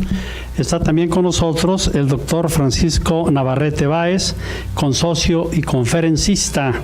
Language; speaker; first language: Spanish; native; Spanish